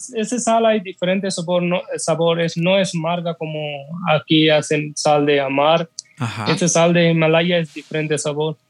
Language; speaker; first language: Spanish; non-native, learner; Urdu